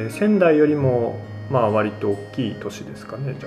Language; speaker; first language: Japanese; native; Japanese